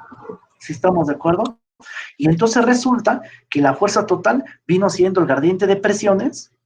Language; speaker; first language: Spanish; native; Spanish